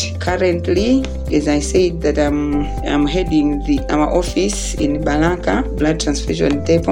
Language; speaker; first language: English; non-native, local second language; Nyanja